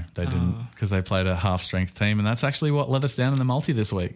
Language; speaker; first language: English; native; English